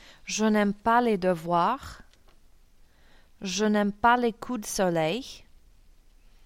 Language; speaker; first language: French; non-native, learner; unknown